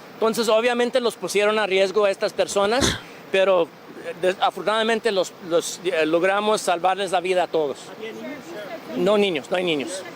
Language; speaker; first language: Spanish; early bilingual, other home language; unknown